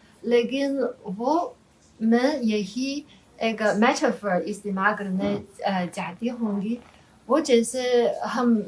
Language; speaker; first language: Hindi; non-native, fluent; Chinese